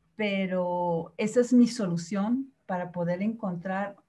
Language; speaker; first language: Spanish; native; Spanish